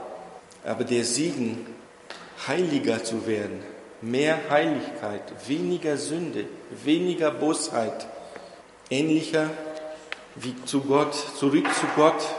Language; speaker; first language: German; non-native, fluent; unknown